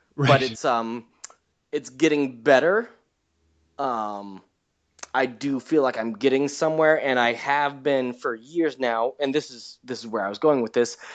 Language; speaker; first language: English; native; English